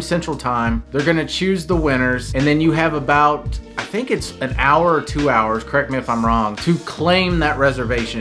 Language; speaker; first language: English; native; English